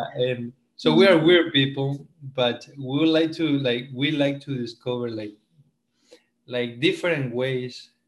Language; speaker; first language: English; non-native, fluent; Spanish